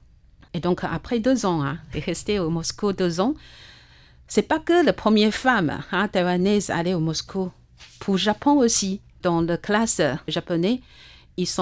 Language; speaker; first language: French; non-native, learner; Chinese